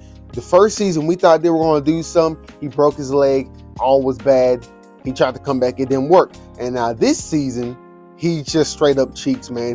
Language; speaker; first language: English; native; English